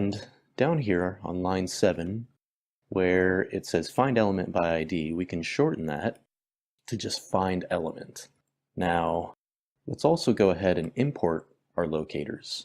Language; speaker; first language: English; native; English